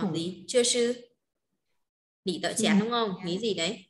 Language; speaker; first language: Vietnamese; native; Vietnamese